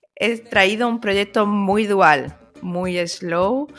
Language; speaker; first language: Spanish; early bilingual, other home language; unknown